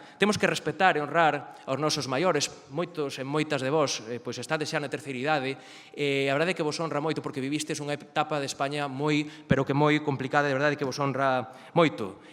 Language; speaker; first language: Galician; native; Galician